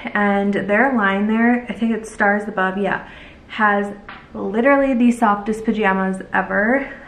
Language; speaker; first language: English; native; English